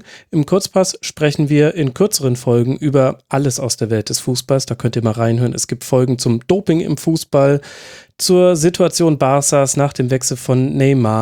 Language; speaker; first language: German; native; German